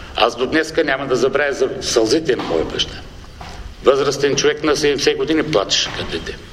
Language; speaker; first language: Bulgarian; non-native, local second language; Turkish